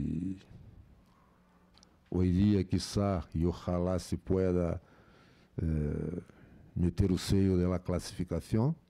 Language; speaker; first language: Spanish; non-native, fluent; Portuguese